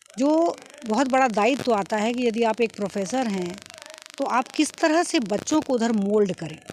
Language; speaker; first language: Hindi; native; Hindi